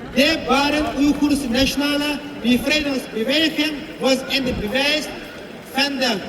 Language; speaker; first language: Dutch; non-native, local second language; Uyghur